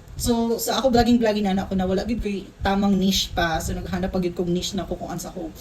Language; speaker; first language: Cebuano; non-native, local second language; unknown